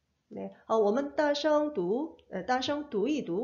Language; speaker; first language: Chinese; non-native, fluent; Korean